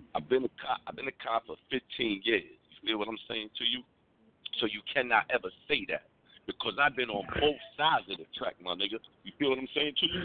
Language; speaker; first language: English; native; English